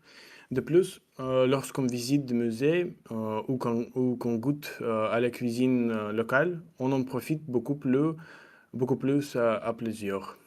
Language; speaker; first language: French; non-native, learner; Russian